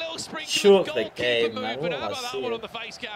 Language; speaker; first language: English; native; English